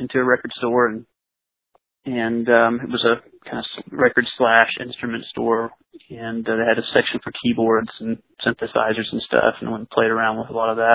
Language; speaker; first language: English; native; English